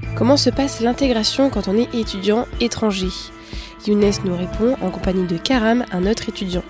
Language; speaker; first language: French; native; French